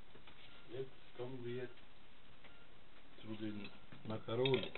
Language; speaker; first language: German; non-native, fluent; Italian